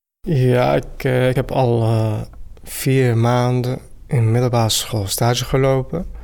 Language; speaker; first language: Dutch; non-native, learner; Arabic